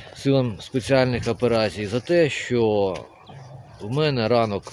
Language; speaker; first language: Ukrainian; non-native, local second language; Russian